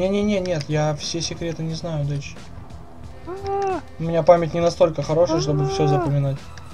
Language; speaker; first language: Russian; native; Russian